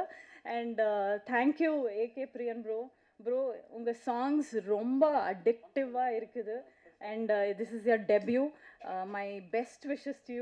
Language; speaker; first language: Tamil; non-native, learner; Kannada